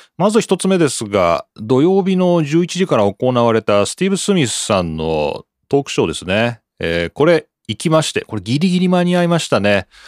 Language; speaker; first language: Japanese; native; Japanese